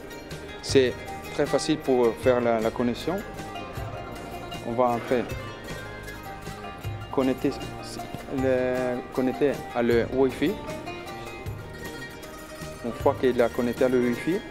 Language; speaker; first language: French; non-native, learner; Spanish